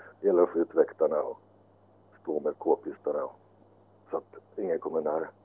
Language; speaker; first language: Swedish; early bilingual, other home language; Finnish